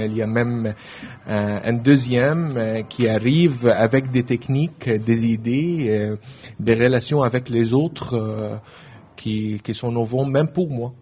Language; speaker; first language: French; non-native, learner; Arabic